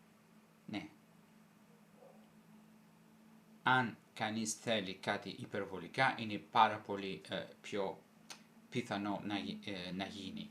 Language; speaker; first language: Greek; non-native, fluent; Italian